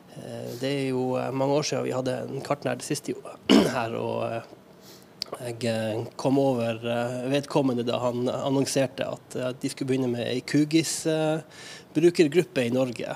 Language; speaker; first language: Norwegian; native; Norwegian